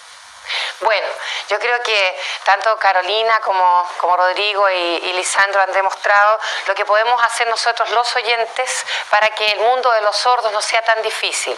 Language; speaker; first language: Spanish; native; Spanish